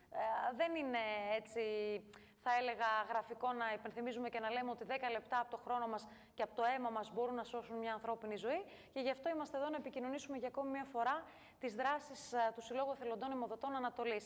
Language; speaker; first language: Greek; native; Greek